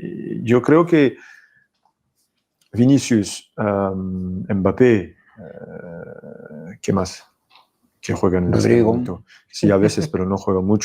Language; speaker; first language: Spanish; non-native, fluent; French